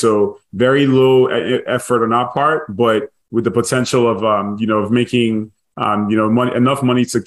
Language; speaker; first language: English; non-native, local second language; Igbo